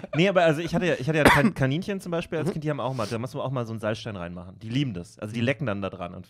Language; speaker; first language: German; native; German